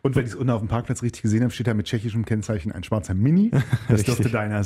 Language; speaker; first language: German; native; German